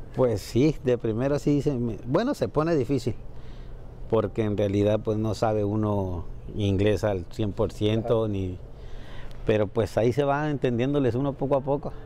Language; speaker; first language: Spanish; native; Spanish